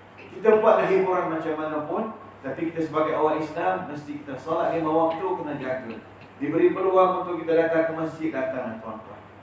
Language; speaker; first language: Malay; early bilingual, heritage; Malay